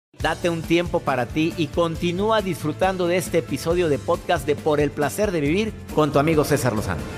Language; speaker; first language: Spanish; native; Spanish